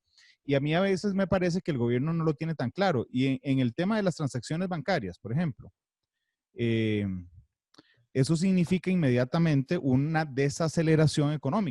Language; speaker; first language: Spanish; native; Spanish